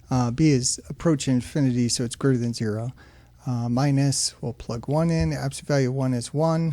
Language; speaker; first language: English; native; English